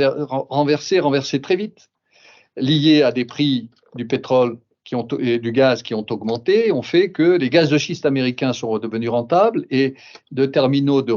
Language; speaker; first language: French; native; French